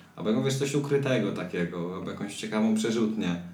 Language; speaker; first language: Polish; native; Polish